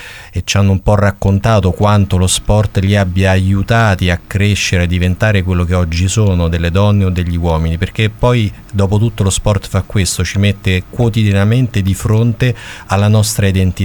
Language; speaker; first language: Italian; native; Italian